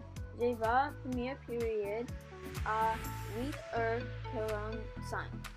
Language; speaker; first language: French; non-native, learner; English